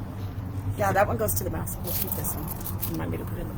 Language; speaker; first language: English; native; English